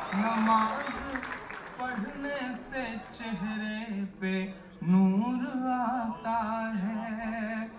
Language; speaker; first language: Hindi; native; Hindi